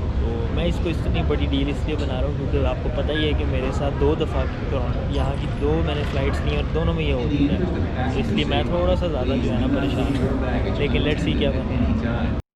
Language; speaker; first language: Urdu; native; Urdu